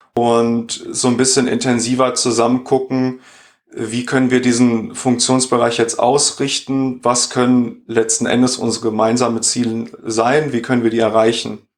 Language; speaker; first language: German; native; German